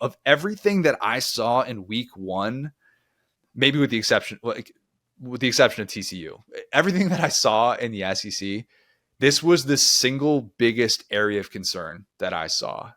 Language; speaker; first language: English; native; English